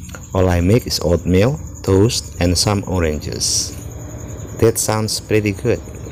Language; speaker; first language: English; non-native, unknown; Indonesian